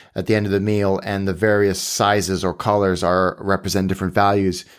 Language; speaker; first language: English; native; English